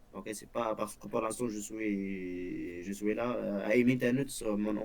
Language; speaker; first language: French; non-native, local second language; Berber languages